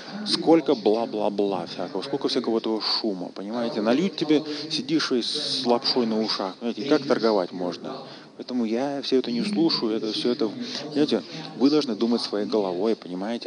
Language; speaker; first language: Russian; native; Russian